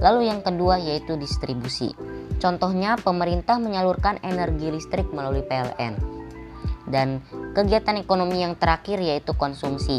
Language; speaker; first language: Indonesian; native; Indonesian